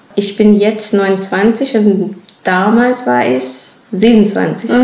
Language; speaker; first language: German; non-native, fluent; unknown